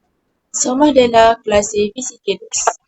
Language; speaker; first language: Spanish; non-native, learner; Malay